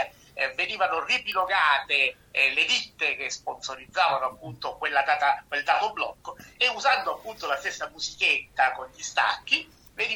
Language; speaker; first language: Italian; native; Italian